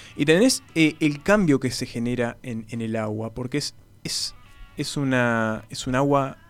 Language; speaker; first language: Spanish; native; Spanish